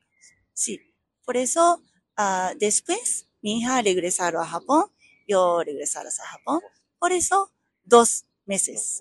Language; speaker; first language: Spanish; non-native, learner; Japanese